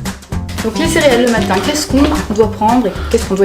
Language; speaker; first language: French; native; French